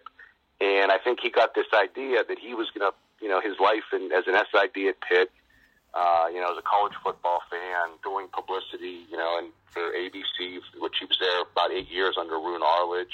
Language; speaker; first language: English; native; English